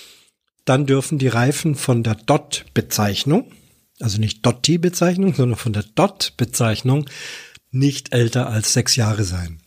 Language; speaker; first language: German; native; German